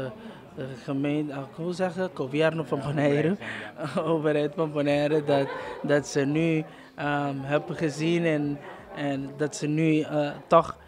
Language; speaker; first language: Dutch; non-native, local second language; Papiamento